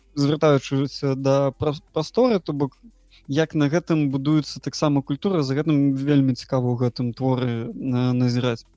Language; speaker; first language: Belarusian; non-native, local second language; Russian